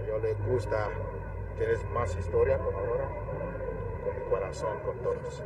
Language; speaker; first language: Spanish; non-native, learner; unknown